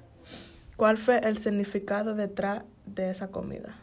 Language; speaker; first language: Spanish; early bilingual, heritage; Spanish